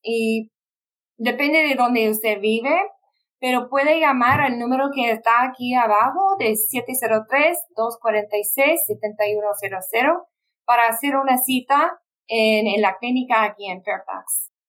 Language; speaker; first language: Spanish; non-native, fluent; English